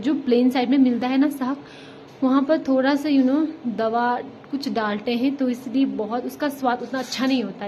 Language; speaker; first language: Hindi; non-native, local second language; Nepali